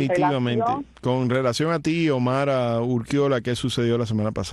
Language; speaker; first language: Spanish; early bilingual, heritage; Spanish